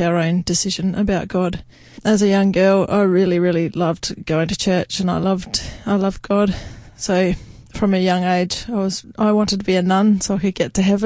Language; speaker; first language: English; native; English